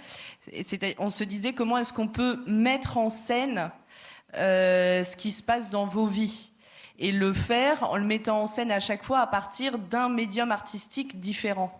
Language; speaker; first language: French; native; French